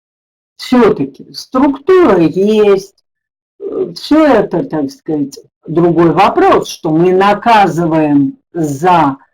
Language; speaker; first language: Russian; native; Russian